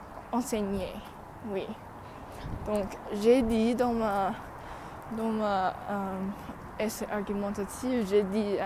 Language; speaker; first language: French; non-native, learner; English